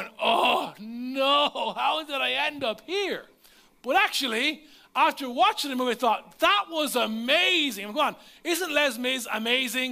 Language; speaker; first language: English; native; English